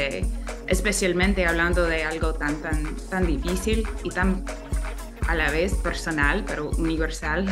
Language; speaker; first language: Spanish; non-native, fluent; English